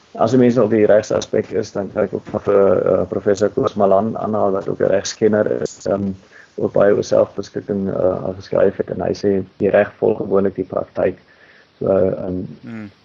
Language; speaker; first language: Afrikaans; non-native, fluent; German